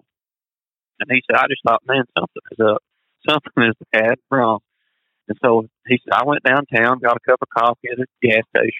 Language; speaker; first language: English; native; English